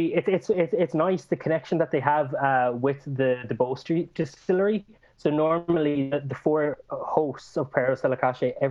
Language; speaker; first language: English; native; English